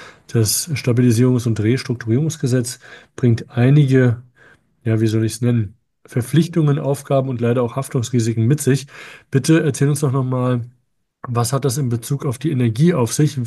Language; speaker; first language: German; native; German